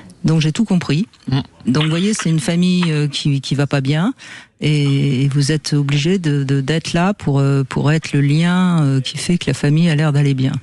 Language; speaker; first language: French; native; French